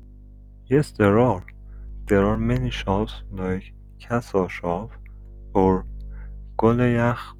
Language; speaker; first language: English; non-native, learner; Persian